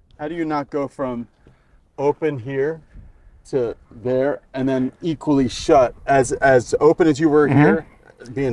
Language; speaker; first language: English; native; English